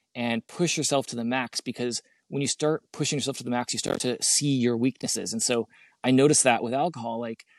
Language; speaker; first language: English; native; English